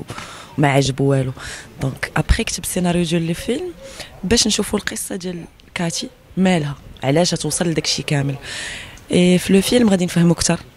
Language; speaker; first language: Arabic; native; Arabic